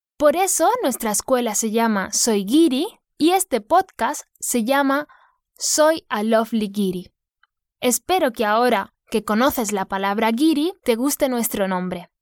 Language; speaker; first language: Spanish; native; Spanish